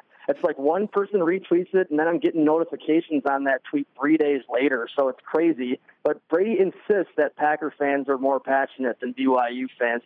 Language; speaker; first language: English; native; English